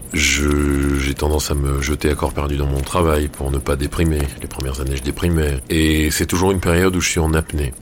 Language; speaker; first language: French; native; French